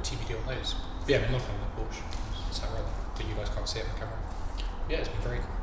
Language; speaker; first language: English; native; English